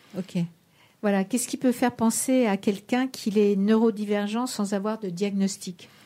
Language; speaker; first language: French; native; French